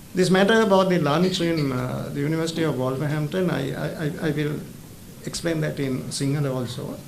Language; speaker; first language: English; non-native, local second language; Sinhala